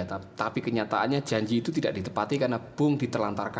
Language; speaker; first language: Indonesian; native; Indonesian